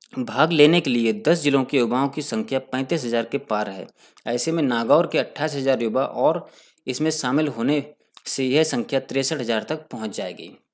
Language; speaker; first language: Hindi; native; Hindi